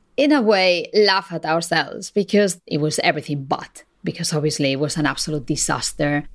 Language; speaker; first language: English; non-native, fluent; Spanish